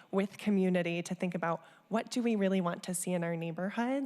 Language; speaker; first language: English; native; English